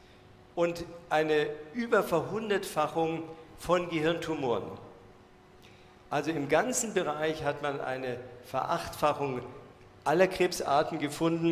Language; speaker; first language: German; native; German